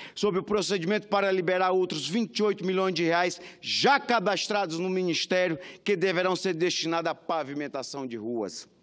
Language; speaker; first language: Portuguese; native; Portuguese